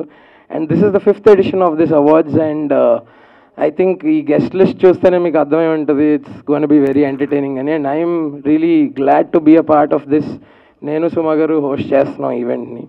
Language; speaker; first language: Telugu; native; Telugu